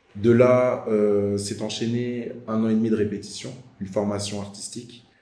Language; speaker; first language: French; native; French